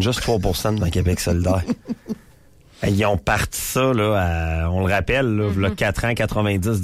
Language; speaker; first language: French; native; French